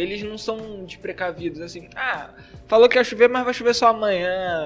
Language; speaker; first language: Portuguese; native; Portuguese